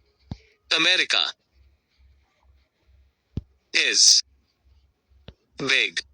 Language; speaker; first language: English; non-native, learner; Hindi